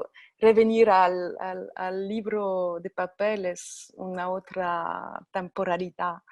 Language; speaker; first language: Spanish; non-native, fluent; French